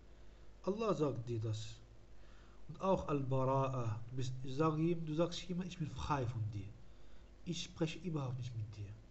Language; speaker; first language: German; non-native, fluent; Arabic